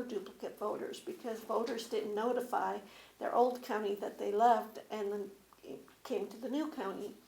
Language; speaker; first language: English; native; English